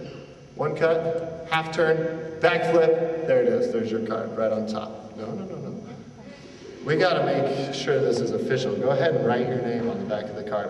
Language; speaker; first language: English; native; English